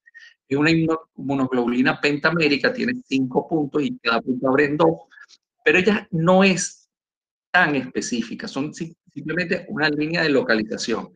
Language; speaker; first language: Spanish; native; Spanish